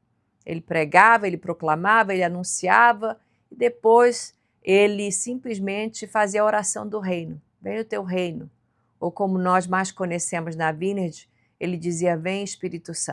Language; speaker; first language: Portuguese; native; Portuguese